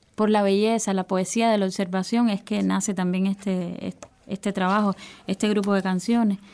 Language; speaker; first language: Spanish; native; Spanish